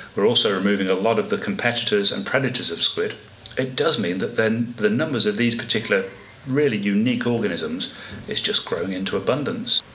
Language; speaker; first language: English; native; English